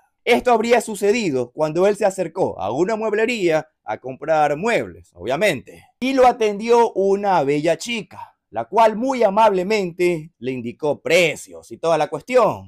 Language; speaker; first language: Spanish; native; Spanish